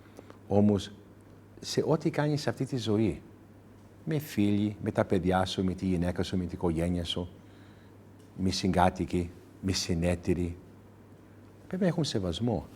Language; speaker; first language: Greek; early bilingual, heritage; English